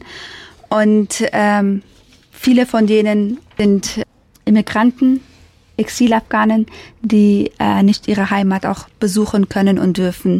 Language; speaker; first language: German; non-native, fluent; Persian